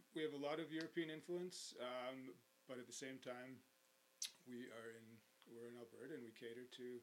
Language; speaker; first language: English; native; English